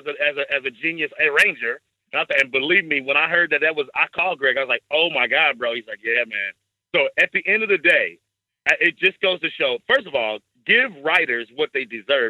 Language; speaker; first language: English; native; English